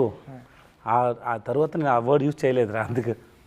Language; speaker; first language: Telugu; non-native, learner; Tamil